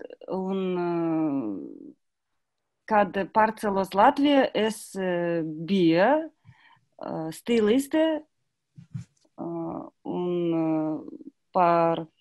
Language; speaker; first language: Latvian; non-native, learner; Kazakh